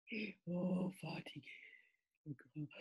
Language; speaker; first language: French; non-native, fluent; English